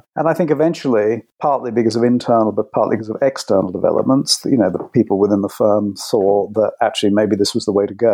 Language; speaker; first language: English; native; English